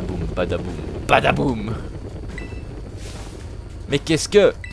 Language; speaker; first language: French; native; French